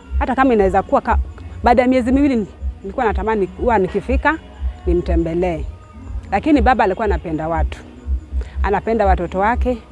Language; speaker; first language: Swahili; non-native, local second language; Luo (Kenya and Tanzania)